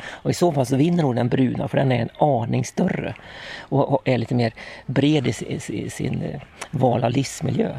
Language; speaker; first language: Swedish; native; Swedish